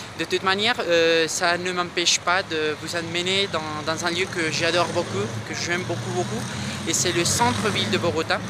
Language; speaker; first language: French; non-native, fluent; Spanish